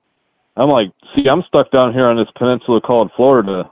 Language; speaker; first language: English; native; English